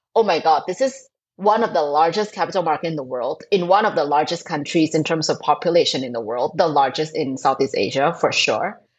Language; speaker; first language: English; non-native, fluent; Thai